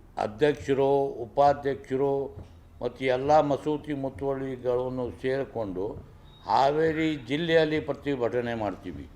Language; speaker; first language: Kannada; non-native, local second language; Urdu